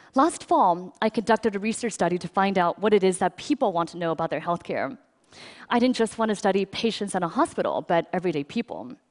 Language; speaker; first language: English; early bilingual, other home language; Chinese